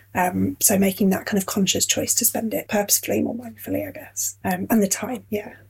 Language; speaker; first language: English; native; English